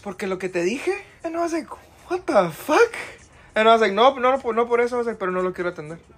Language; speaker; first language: English; early bilingual, other home language; Spanish